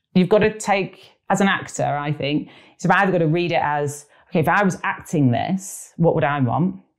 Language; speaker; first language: English; native; English